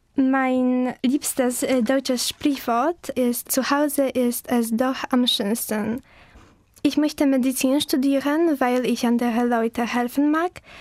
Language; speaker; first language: German; non-native, learner; Polish